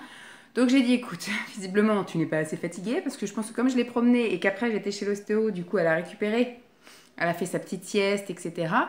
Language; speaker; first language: French; native; French